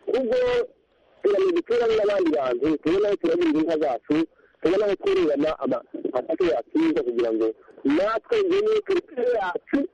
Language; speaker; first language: Kinyarwanda; native; Kinyarwanda